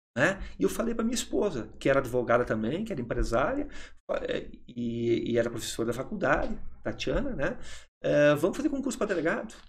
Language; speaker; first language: Portuguese; native; Portuguese